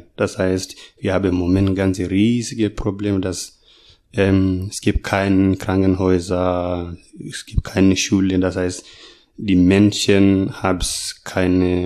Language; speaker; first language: German; non-native, learner; Masai